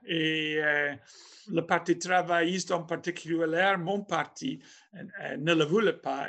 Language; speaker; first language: French; non-native, fluent; English